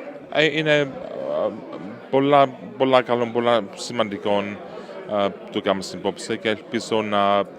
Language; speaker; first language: Greek; early bilingual, heritage; Greek